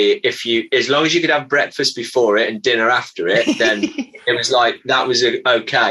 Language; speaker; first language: English; native; English